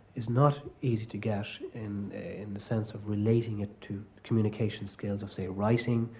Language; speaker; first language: English; native; English